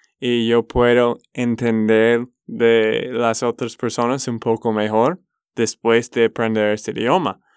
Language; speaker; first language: Spanish; non-native, learner; English